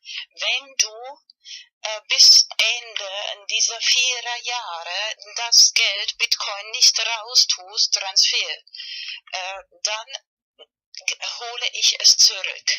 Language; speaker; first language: German; non-native, learner; Spanish